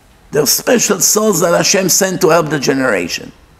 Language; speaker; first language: English; non-native, fluent; Hebrew